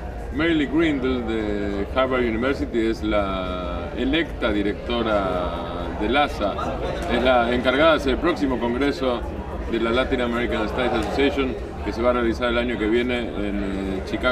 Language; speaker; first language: Spanish; native; Spanish